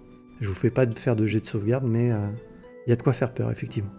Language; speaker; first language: French; native; French